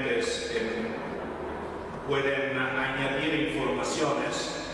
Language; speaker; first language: Spanish; non-native, fluent; Italian